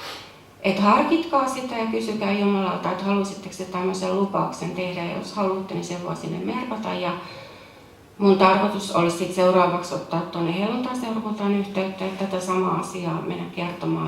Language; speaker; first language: Finnish; native; Finnish